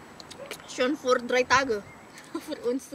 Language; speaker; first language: German; non-native, learner; Indonesian